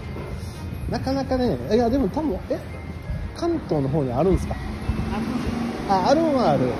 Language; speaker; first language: Japanese; native; Japanese